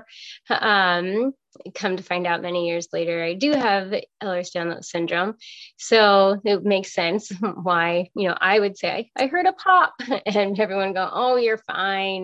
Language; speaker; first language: English; native; English